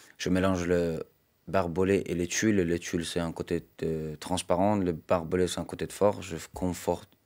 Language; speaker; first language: French; non-native, fluent; Persian